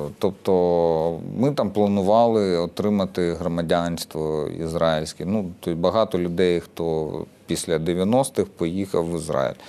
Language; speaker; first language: Ukrainian; non-native, local second language; Russian